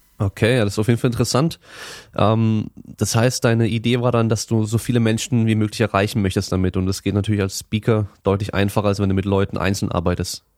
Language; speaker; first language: German; native; German